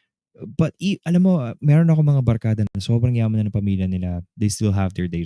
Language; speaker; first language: Filipino; native; Filipino